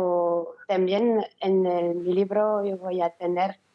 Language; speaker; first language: Spanish; non-native, learner; French